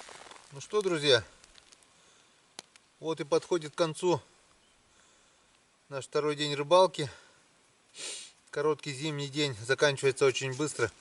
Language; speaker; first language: Russian; native; Russian